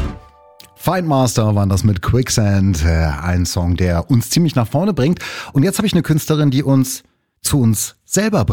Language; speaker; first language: German; native; German